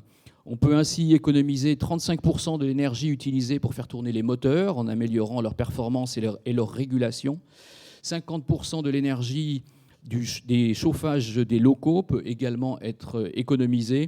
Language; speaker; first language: French; native; French